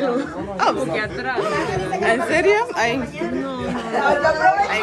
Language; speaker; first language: Spanish; non-native, fluent; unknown